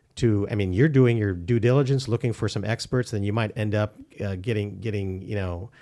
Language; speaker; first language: English; early bilingual, other home language; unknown